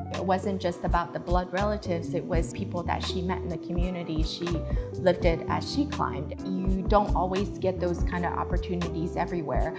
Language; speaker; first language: English; early bilingual, other home language; Chinese